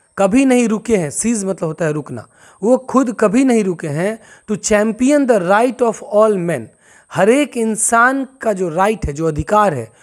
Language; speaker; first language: Hindi; non-native, local second language; Maithili